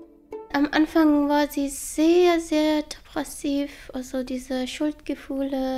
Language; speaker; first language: German; non-native, learner; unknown